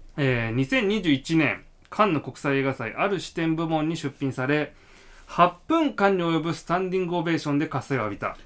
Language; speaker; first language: Japanese; native; Japanese